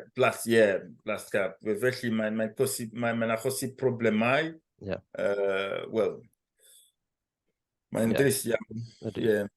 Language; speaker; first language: Welsh; non-native, fluent; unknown